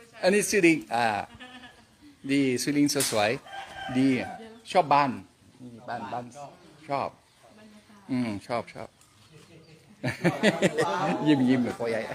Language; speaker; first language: Thai; non-native, learner; French